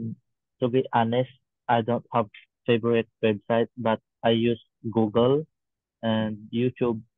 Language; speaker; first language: English; non-native, learner; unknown